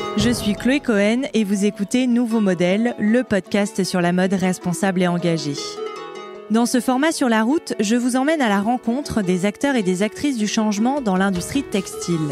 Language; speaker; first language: French; native; French